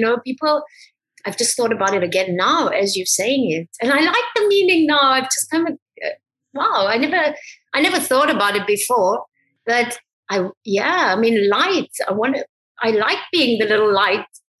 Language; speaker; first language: English; native; English